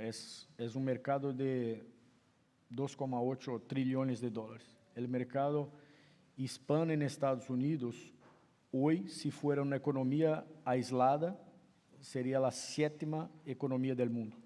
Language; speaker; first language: Spanish; non-native, fluent; Portuguese